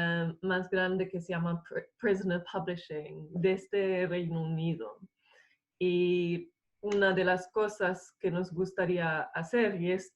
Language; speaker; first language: Spanish; non-native, fluent; English